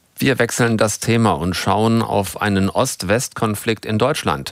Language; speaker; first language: German; native; German